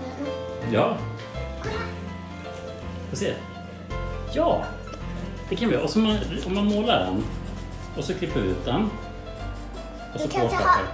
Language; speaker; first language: Swedish; native; Swedish